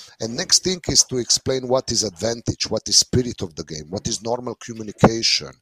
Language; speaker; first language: English; non-native, fluent; Slovenian